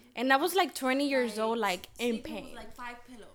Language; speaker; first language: English; early bilingual, other home language; Spanish